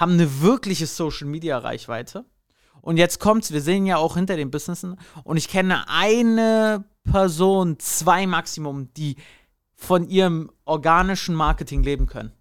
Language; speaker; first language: German; native; German